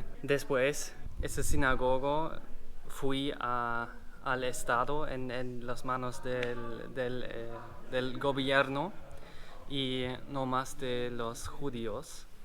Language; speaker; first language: Spanish; non-native, learner; German